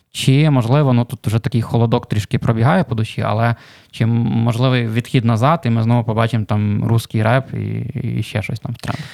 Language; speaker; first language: Ukrainian; native; Ukrainian